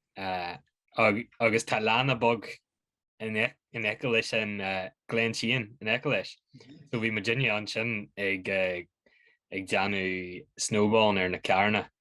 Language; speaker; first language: Irish; native; Irish